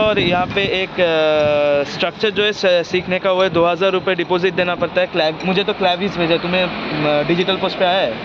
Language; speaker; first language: Hindi; non-native, local second language; Bangla